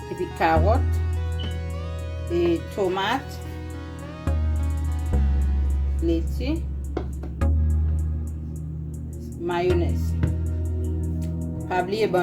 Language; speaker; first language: French; non-native, local second language; Haitian Creole